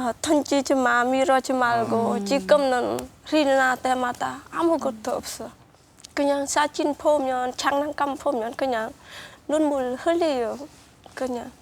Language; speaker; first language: Korean; non-native, learner; Khmer